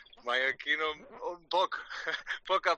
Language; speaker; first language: Spanish; non-native, learner; German